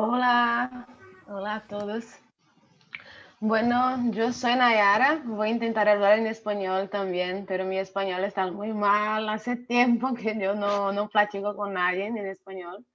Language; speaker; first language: Spanish; non-native, fluent; Portuguese